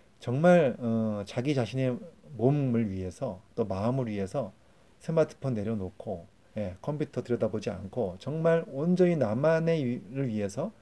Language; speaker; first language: Korean; native; Korean